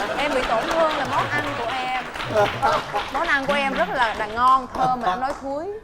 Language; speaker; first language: Vietnamese; native; Vietnamese